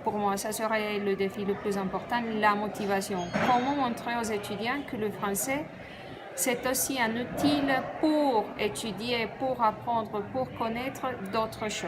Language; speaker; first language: French; non-native, fluent; Spanish